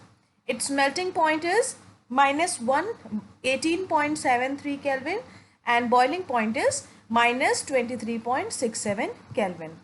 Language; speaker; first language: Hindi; native; Hindi